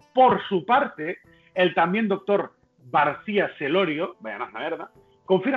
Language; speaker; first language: Spanish; non-native, local second language; Catalan